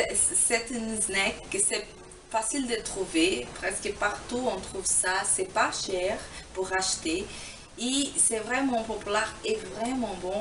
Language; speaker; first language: French; non-native, fluent; Portuguese